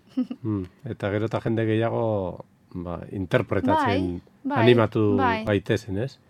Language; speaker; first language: Basque; native; Basque